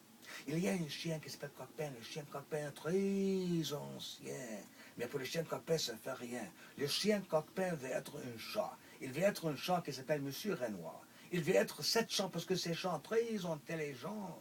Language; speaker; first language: French; non-native, local second language; English